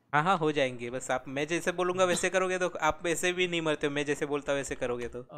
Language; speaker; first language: Hindi; non-native, local second language; Gujarati